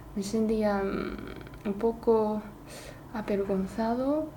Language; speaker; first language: Spanish; non-native, fluent; Chinese